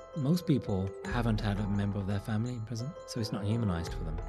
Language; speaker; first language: English; native; English